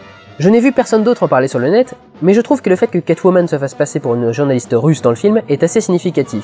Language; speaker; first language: French; native; French